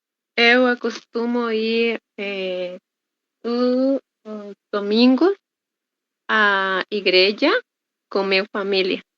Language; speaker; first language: Portuguese; non-native, learner; Spanish